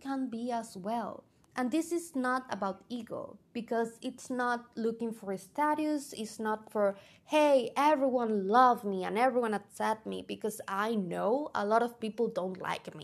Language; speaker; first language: English; non-native, fluent; Spanish